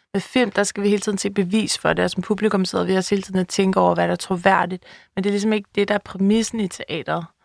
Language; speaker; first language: Danish; native; Danish